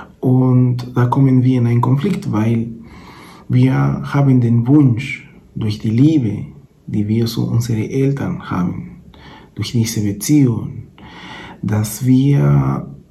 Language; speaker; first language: German; non-native, fluent; Spanish